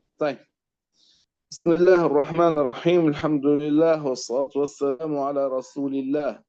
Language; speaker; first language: Arabic; native; Arabic